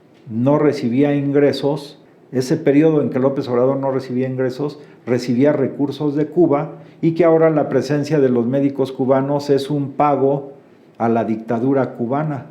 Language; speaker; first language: Spanish; native; Spanish